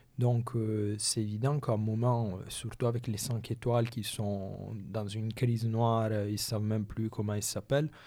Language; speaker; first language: French; non-native, local second language; Italian